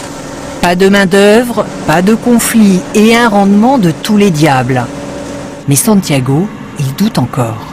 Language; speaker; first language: French; native; French